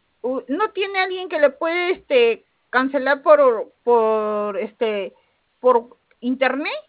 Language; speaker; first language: Spanish; native; Spanish